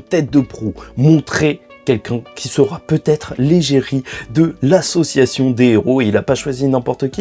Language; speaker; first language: French; native; French